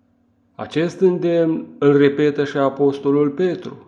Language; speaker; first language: Romanian; native; Romanian